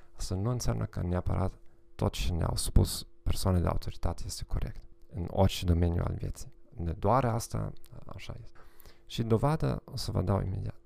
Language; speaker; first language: Romanian; non-native, fluent; German